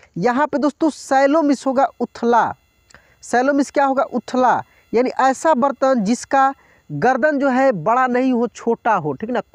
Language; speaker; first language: Hindi; native; Hindi